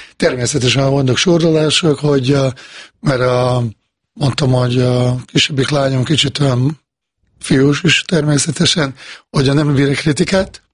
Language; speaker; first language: Hungarian; non-native, fluent; Bosnian